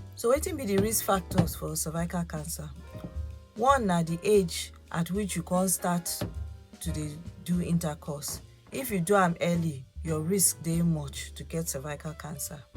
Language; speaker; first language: Nigerian Pidgin; non-native, local second language; Yoruba